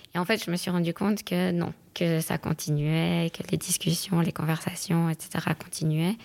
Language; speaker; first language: French; native; French